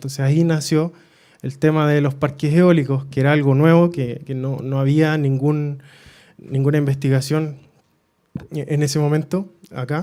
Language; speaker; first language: Spanish; native; Spanish